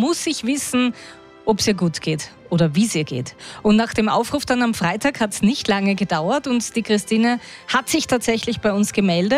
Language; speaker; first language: German; native; German